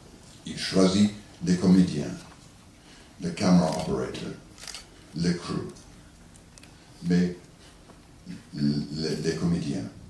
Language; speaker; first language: French; non-native, learner; English